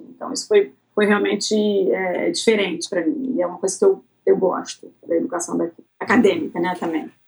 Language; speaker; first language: Portuguese; native; Portuguese